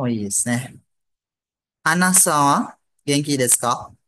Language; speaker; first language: Japanese; non-native, fluent; Malay